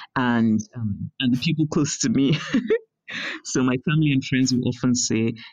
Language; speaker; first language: English; non-native, local second language; Igbo